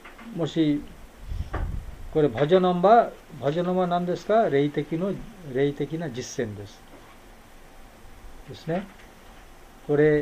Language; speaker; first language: Japanese; non-native, fluent; Bangla